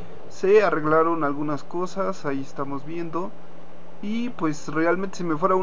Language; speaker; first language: Spanish; native; Spanish